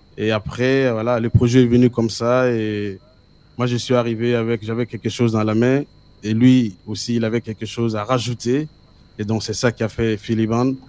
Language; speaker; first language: French; non-native, local second language; Mossi